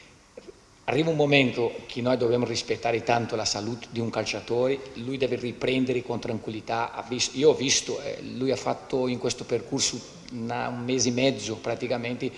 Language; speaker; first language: Italian; non-native, fluent; Portuguese